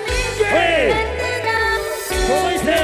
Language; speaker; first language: Spanish; native; Spanish